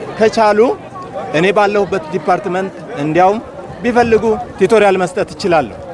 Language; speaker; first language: Amharic; non-native, local second language; Wolaytta